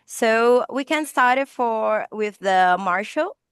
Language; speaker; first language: English; non-native, learner; Portuguese